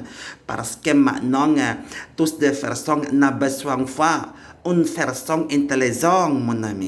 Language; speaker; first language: French; non-native, learner; Indonesian